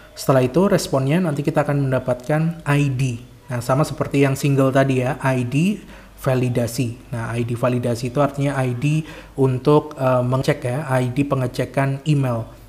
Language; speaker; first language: Indonesian; native; Indonesian